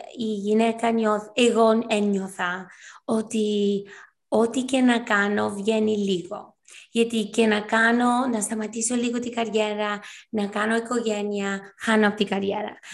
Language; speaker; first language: Greek; early bilingual, heritage; Greek